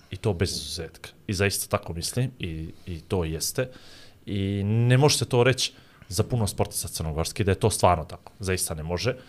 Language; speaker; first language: Bosnian; native; Bosnian